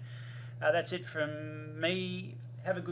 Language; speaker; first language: English; native; English